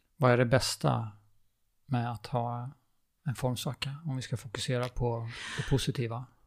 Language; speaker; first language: Swedish; native; Swedish